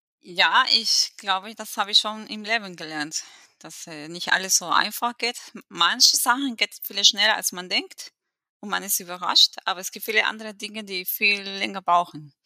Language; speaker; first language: German; non-native, fluent; Spanish